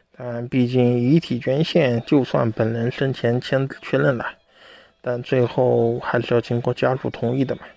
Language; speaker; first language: Chinese; native; Chinese